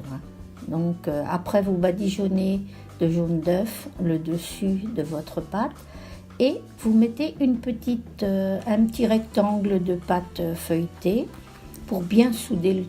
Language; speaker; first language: French; native; French